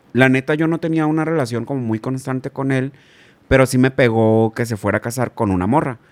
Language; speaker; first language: Spanish; native; Spanish